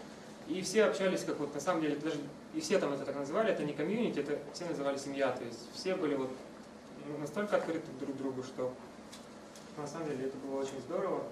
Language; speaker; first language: Russian; native; Russian